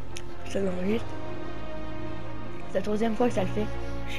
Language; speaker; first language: French; native; French